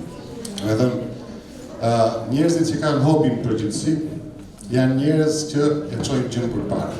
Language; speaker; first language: Albanian; native; Albanian